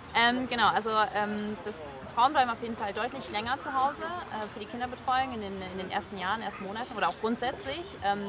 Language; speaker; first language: German; early bilingual, heritage; French